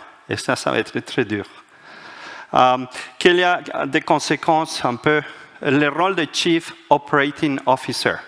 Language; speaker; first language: French; non-native, fluent; Spanish